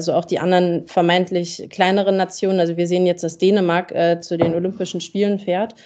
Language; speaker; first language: German; native; German